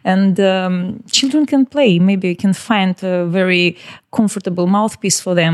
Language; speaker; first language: English; non-native, learner; Ukrainian